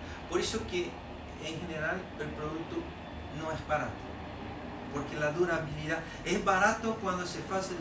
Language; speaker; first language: Spanish; non-native, learner; Portuguese